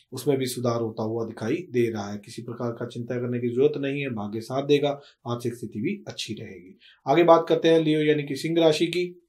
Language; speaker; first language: Hindi; native; Hindi